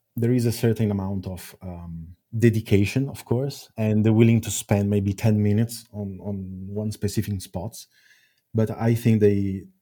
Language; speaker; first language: English; non-native, fluent; Italian